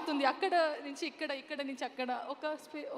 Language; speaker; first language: Telugu; non-native, learner; Kannada